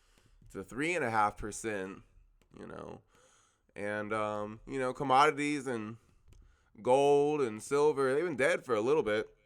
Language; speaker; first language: English; native; English